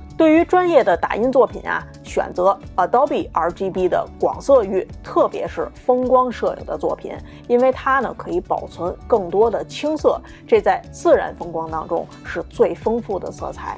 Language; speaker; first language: Chinese; native; Chinese